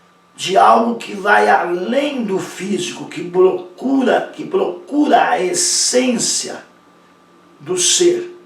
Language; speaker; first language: Portuguese; native; Portuguese